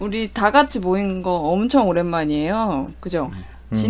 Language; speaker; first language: Korean; native; Korean